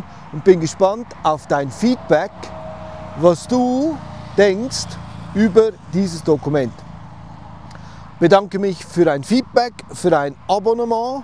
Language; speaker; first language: German; native; German